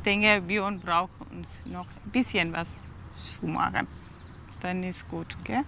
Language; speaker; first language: German; non-native, learner; Tamil